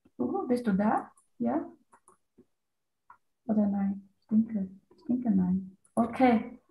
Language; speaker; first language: German; non-native, learner; Portuguese